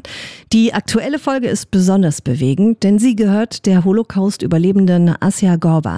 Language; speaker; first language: German; native; German